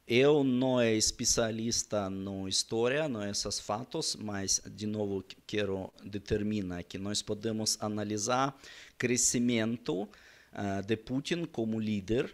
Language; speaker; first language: Portuguese; non-native, learner; Russian